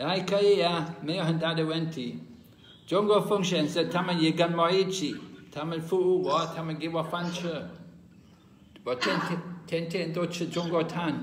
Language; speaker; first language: Chinese; non-native, fluent; English